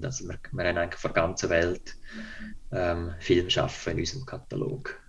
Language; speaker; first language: German; native; German